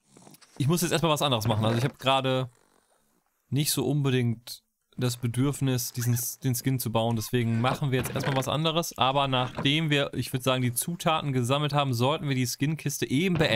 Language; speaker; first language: German; native; German